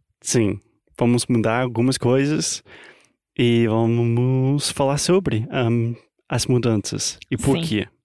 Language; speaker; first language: Portuguese; non-native, fluent; English